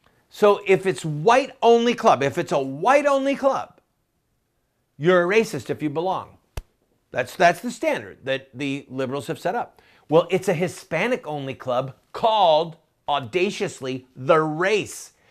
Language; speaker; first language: English; native; English